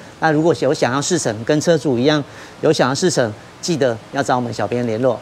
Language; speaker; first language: Chinese; native; Chinese